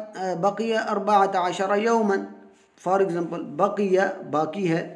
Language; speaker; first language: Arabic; non-native, fluent; Urdu